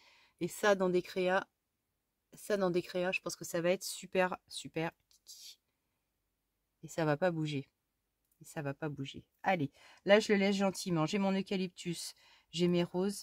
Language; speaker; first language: French; native; French